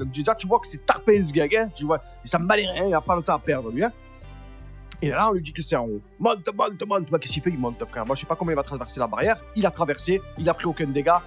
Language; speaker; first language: French; native; French